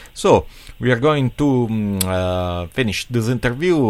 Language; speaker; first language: English; non-native, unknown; Italian